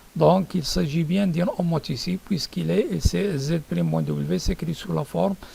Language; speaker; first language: French; non-native, local second language; Arabic